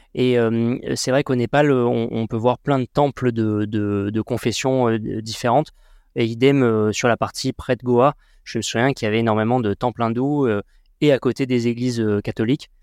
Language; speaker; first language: French; native; French